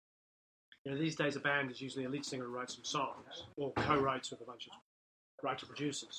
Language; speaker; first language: English; native; English